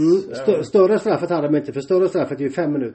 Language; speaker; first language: Swedish; native; Swedish